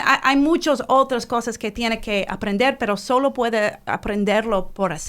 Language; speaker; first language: Spanish; non-native, fluent; English